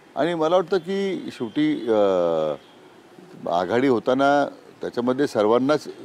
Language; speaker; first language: Marathi; native; Marathi